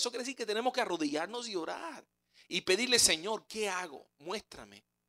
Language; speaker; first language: Spanish; native; Spanish